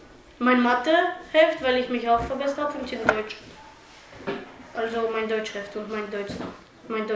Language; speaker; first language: German; early bilingual, other home language; Bulgarian